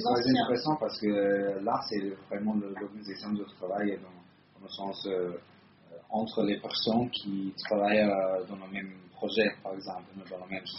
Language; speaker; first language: French; non-native, fluent; Italian